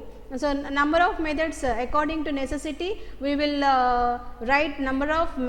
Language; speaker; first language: English; non-native, local second language; Telugu